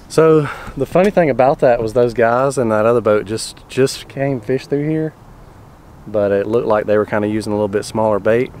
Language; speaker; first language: English; native; English